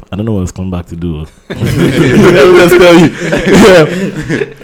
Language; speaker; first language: English; non-native, local second language; Yoruba